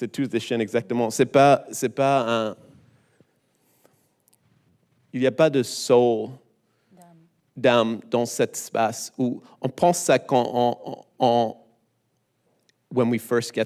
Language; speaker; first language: French; non-native, learner; English